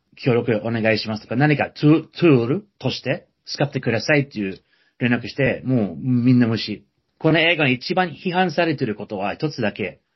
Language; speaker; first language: Japanese; non-native, fluent; English